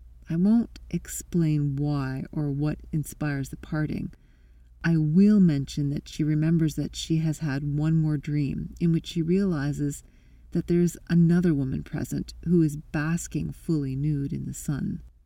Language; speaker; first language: English; native; English